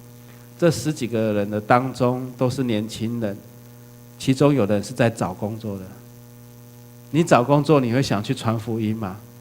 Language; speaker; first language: Chinese; native; Chinese